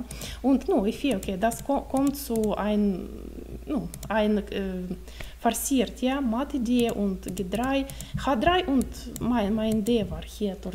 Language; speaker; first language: German; non-native, learner; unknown